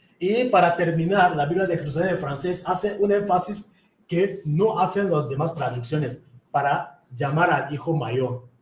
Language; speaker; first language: Spanish; non-native, fluent; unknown